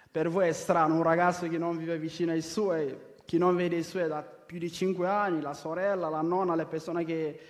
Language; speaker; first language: Italian; non-native, fluent; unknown